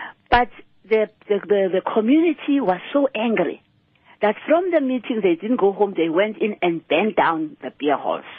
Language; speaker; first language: English; non-native, local second language; Xhosa